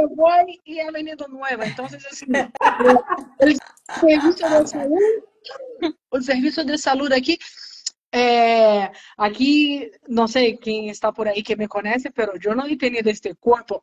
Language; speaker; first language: Spanish; non-native, learner; Portuguese